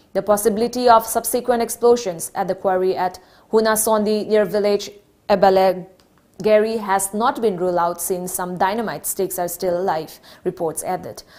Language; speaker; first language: English; non-native, local second language; Manipuri